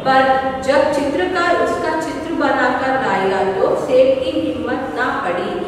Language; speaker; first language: Hindi; non-native, local second language; Kannada